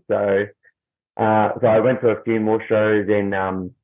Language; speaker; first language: English; native; English